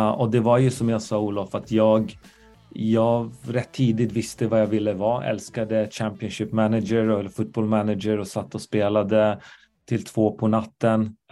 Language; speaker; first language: Swedish; early bilingual, other home language; Arabic